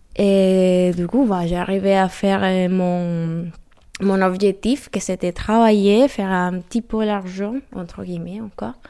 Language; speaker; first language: French; non-native, learner; Spanish